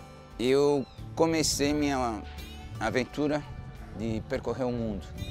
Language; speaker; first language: Portuguese; non-native, fluent; Spanish